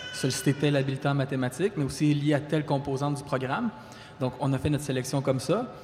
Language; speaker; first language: French; native; French